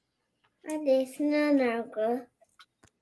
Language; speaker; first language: English; non-native, learner; Korean